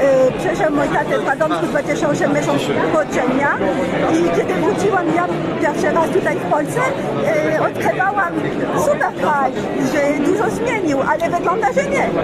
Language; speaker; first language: Polish; non-native, learner; French